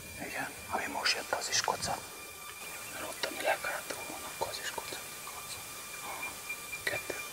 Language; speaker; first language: Hungarian; native; Hungarian